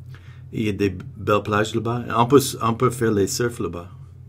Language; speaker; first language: French; non-native, learner; English